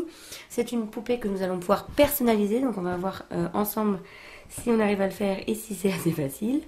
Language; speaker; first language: French; native; French